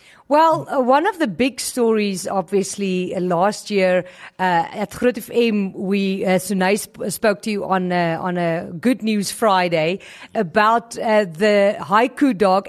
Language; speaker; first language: English; non-native, local second language; Afrikaans